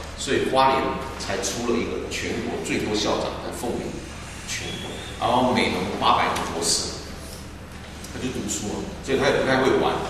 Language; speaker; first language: Chinese; non-native, local second language; Hakka Chinese